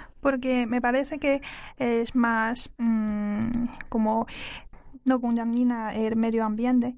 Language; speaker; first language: Spanish; non-native, learner; Chinese